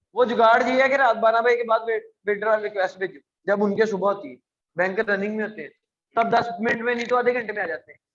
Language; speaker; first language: Urdu; non-native, local second language; Punjabi